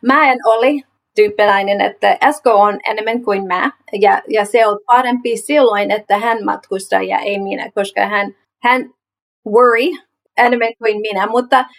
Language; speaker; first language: Finnish; non-native, learner; English